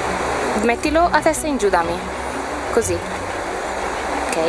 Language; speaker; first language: Italian; native; Italian